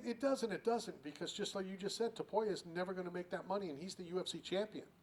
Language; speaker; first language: English; native; English